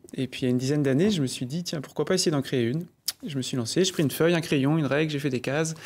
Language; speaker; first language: French; native; French